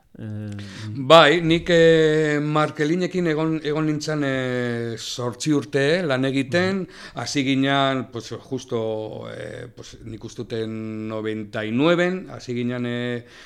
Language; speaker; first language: Basque; native; Basque